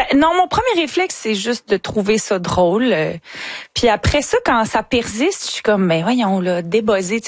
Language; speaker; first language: French; native; French